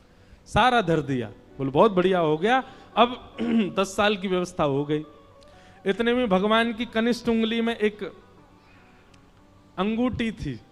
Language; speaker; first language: Hindi; native; Hindi